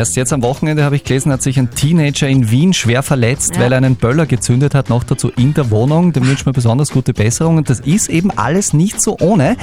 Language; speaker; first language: German; native; German